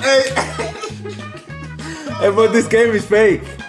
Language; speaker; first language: English; non-native, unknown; German